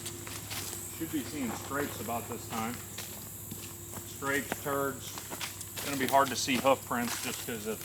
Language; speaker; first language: English; native; English